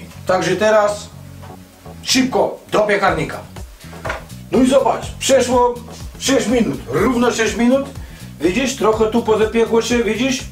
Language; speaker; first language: Polish; non-native, learner; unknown